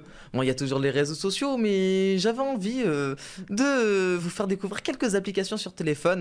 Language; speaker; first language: French; native; French